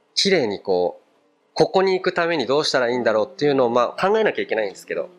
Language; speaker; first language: Japanese; early bilingual, other home language; Portuguese